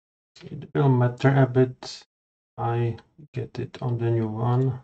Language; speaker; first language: English; non-native, fluent; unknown